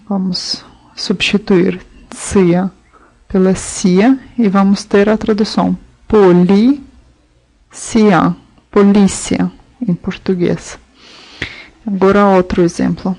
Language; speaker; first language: Portuguese; non-native, fluent; Russian